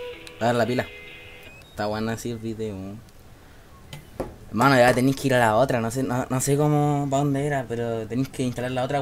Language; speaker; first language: Spanish; native; Spanish